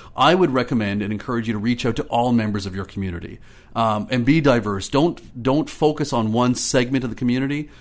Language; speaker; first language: English; native; English